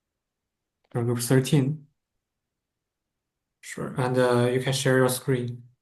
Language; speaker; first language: English; non-native, fluent; Chinese